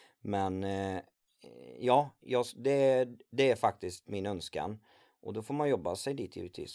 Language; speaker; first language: Swedish; native; Swedish